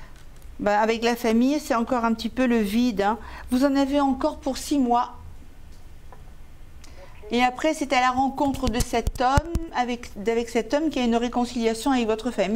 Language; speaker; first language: French; native; French